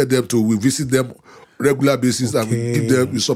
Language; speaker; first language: English; non-native, local second language; Yoruba